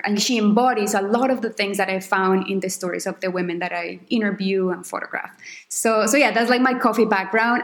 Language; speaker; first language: English; non-native, fluent; Spanish